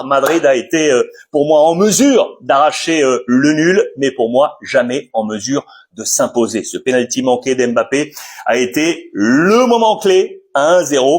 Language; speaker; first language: French; native; French